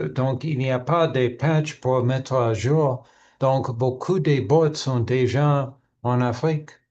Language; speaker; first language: French; non-native, learner; English